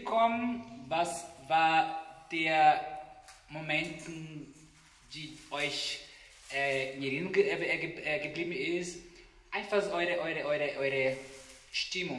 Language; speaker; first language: German; non-native, fluent; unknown